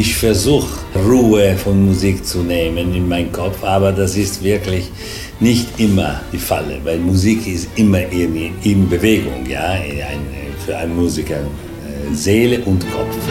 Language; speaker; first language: German; non-native, learner; Italian